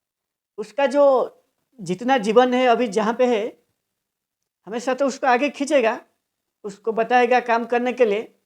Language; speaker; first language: Hindi; non-native, local second language; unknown